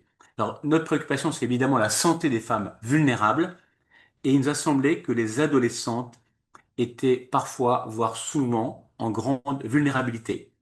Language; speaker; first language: French; native; French